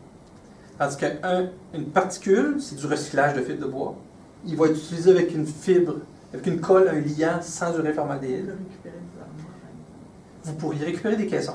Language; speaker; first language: French; native; French